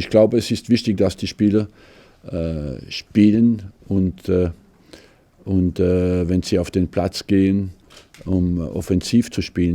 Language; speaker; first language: German; non-native, fluent; French